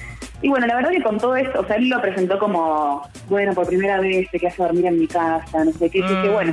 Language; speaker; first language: Spanish; native; Spanish